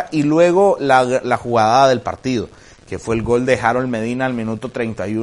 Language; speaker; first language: Spanish; native; Spanish